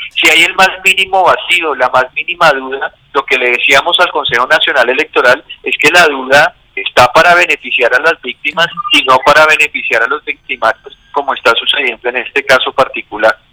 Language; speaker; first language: Spanish; native; Spanish